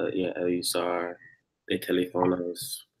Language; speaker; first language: Spanish; non-native, learner; English